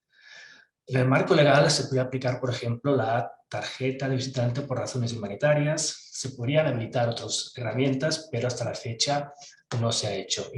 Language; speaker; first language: Spanish; native; Spanish